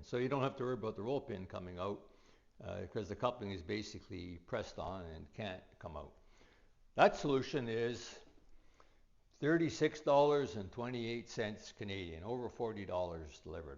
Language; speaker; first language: English; native; English